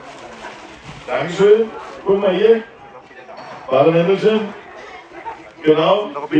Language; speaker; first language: German; native; German